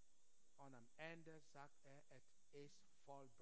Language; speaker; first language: German; non-native, learner; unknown